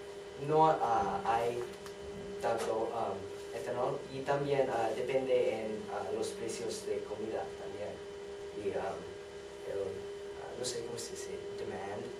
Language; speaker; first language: Spanish; non-native, learner; English